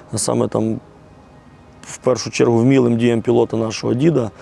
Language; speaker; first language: Ukrainian; native; Ukrainian